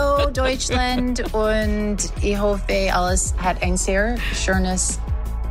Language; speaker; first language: German; non-native, learner; English